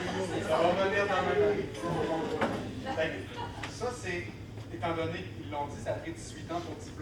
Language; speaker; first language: French; native; French